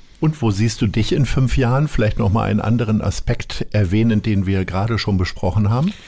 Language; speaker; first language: German; native; German